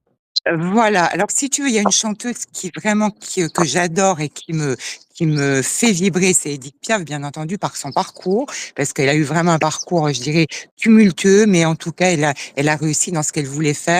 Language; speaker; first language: French; native; French